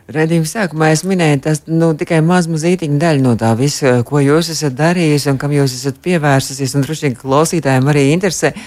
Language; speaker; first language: Latvian; native; Latvian